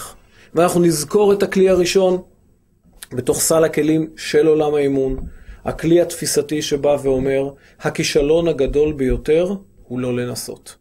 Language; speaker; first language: Hebrew; native; Hebrew